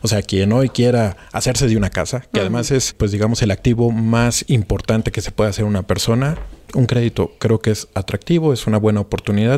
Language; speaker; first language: Spanish; native; Spanish